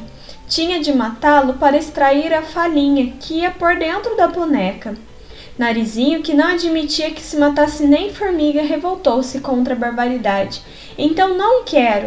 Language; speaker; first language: Portuguese; native; Portuguese